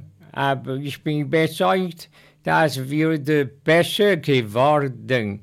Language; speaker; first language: German; non-native, learner; Chinese